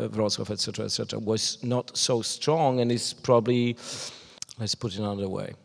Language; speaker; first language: English; non-native, fluent; Polish